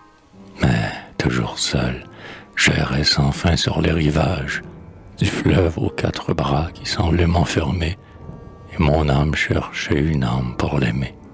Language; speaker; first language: French; native; French